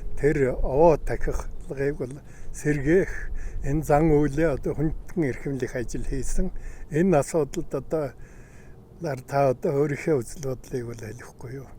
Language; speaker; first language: Mongolian; native; Mongolian